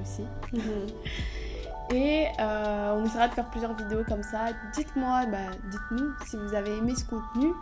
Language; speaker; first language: French; native; French